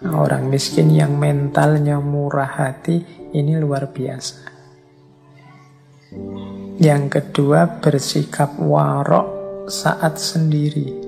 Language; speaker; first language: Indonesian; native; Indonesian